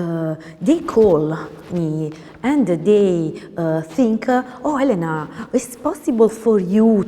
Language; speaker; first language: English; non-native, learner; Italian